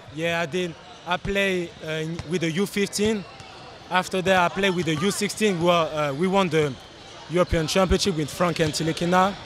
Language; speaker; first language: English; non-native, fluent; French